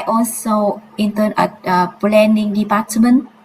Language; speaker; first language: English; non-native, learner; Vietnamese